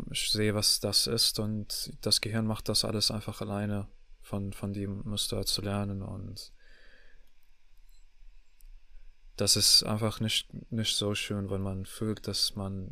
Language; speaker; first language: German; non-native, learner; English